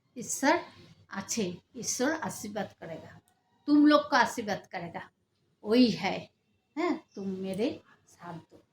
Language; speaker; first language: Hindi; non-native, learner; Bangla